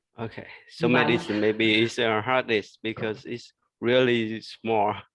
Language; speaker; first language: English; non-native, learner; Vietnamese